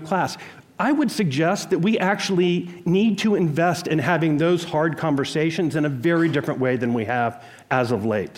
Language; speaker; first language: English; native; English